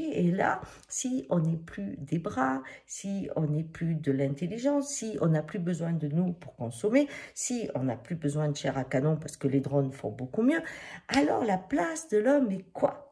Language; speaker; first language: French; native; French